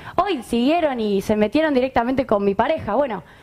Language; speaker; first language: Spanish; native; Spanish